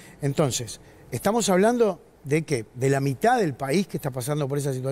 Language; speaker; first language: Spanish; native; Spanish